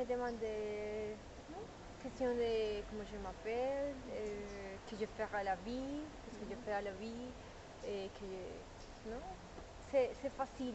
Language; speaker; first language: French; non-native, learner; Spanish